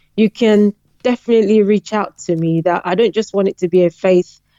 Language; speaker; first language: English; non-native, local second language; Yoruba